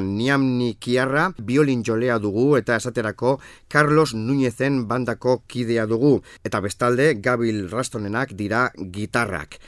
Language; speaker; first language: Basque; native; Basque